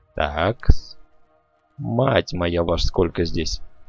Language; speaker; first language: Russian; native; Russian